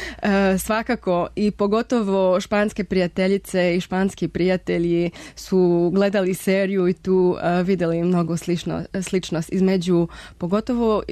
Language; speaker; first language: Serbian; non-native, fluent; Spanish